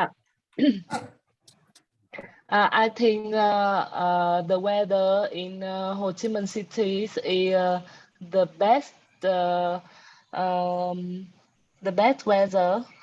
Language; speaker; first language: English; non-native, learner; Vietnamese